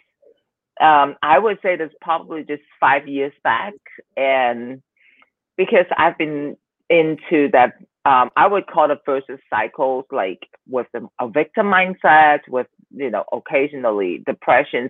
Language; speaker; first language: English; non-native, local second language; Cantonese